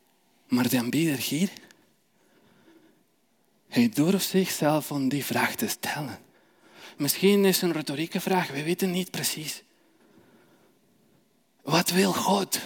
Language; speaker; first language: Dutch; non-native, fluent; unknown